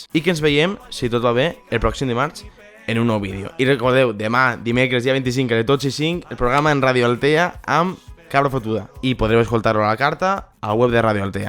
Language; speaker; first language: Catalan; native; Catalan